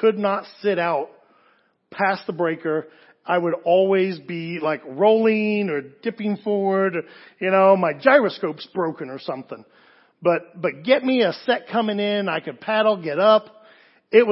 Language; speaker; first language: English; native; English